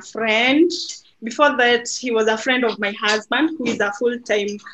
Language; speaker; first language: English; non-native, local second language; Kikuyu